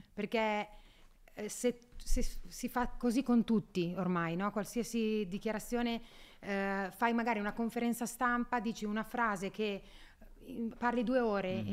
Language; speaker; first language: Italian; native; Italian